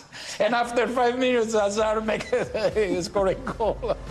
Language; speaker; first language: English; non-native, fluent; Italian